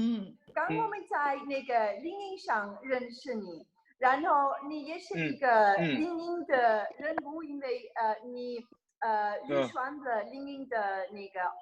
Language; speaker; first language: Chinese; non-native, fluent; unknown